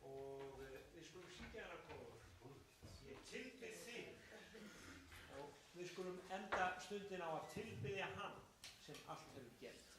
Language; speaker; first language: Icelandic; non-native, fluent; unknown